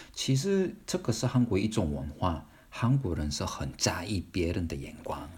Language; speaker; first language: Chinese; non-native, fluent; Korean